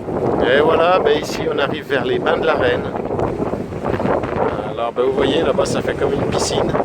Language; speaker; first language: French; native; French